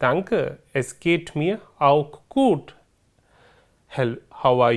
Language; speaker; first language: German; non-native, fluent; Hindi